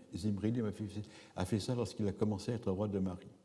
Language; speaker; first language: French; native; French